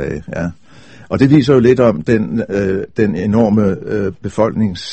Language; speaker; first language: Danish; native; Danish